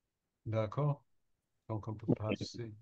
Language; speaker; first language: French; non-native, learner; English